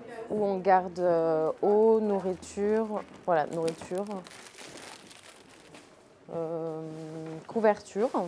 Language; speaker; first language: French; native; French